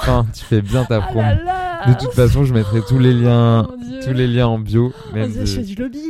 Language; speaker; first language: French; native; French